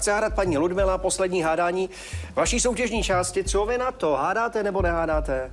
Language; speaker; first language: Czech; native; Czech